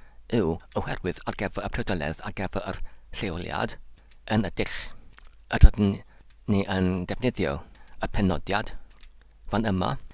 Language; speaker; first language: Welsh; non-native, learner; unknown